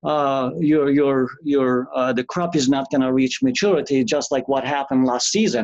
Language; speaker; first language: English; non-native, fluent; Turkish